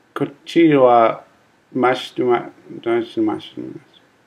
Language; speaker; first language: Japanese; non-native, learner; English